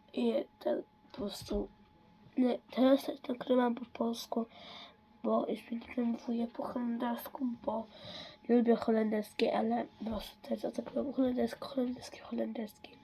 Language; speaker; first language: Polish; early bilingual, heritage; Dutch